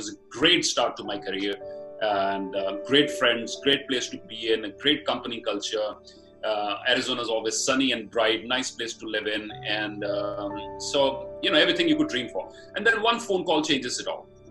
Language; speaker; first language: English; non-native, local second language; Punjabi